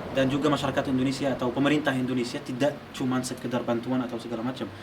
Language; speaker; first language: Indonesian; non-native, fluent; Arabic